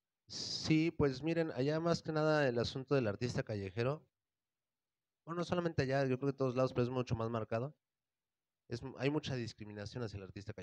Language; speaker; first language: Spanish; native; Spanish